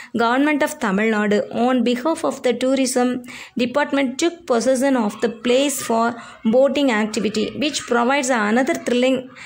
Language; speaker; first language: English; non-native, local second language; Tamil